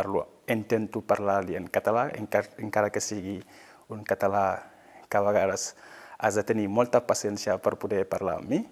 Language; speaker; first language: Catalan; non-native, fluent; Fula